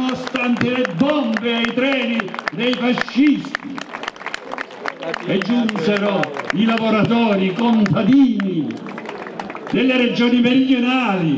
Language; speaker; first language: Italian; native; Italian